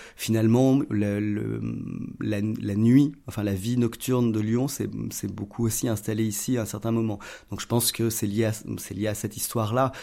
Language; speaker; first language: French; native; French